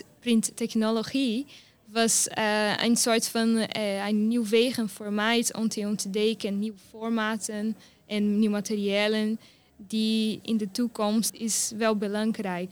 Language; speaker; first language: Dutch; non-native, learner; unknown